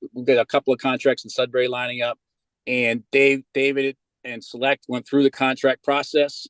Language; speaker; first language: English; native; English